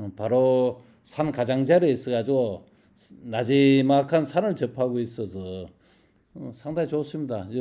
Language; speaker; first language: Korean; native; Korean